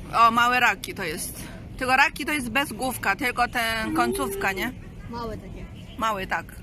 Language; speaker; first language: Polish; non-native, learner; Chinese